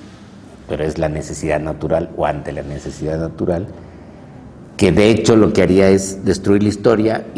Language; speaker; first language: Spanish; native; Spanish